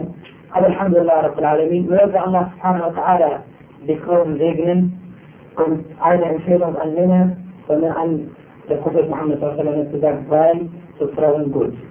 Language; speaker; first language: German; non-native, fluent; Arabic